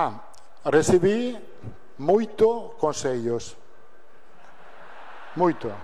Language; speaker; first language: Portuguese; non-native, fluent; Italian